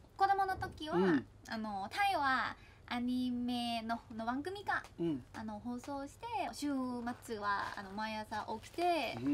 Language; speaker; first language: Japanese; non-native, learner; Thai